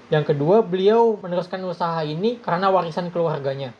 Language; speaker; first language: Indonesian; native; Indonesian